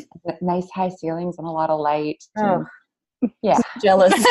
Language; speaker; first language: English; native; English